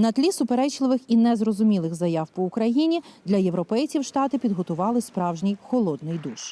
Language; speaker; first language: Ukrainian; native; Ukrainian